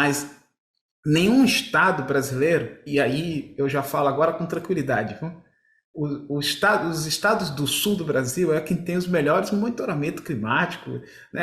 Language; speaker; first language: Portuguese; native; Portuguese